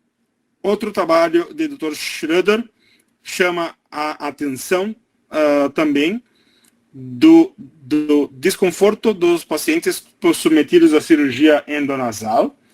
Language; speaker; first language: Portuguese; native; Portuguese